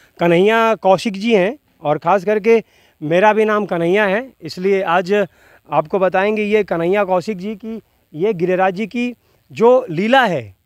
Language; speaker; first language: Hindi; native; Hindi